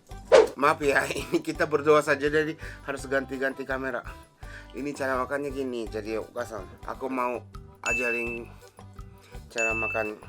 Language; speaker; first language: Indonesian; non-native, fluent; Japanese